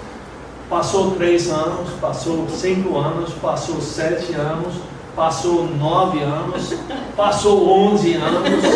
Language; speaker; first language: Portuguese; non-native, fluent; English